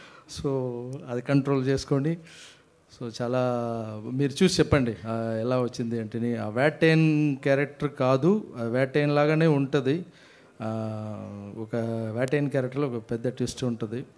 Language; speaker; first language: Telugu; non-native, fluent; Tamil